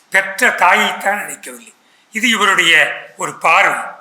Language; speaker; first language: Tamil; native; Tamil